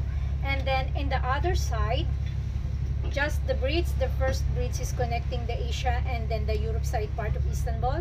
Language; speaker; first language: English; non-native, local second language; Filipino